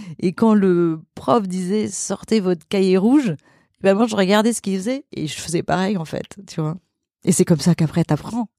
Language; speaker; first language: French; early bilingual, other home language; Portuguese